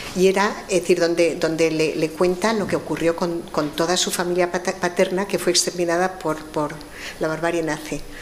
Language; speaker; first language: Spanish; native; Spanish